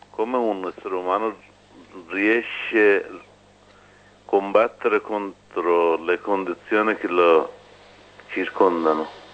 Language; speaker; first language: Italian; non-native, fluent; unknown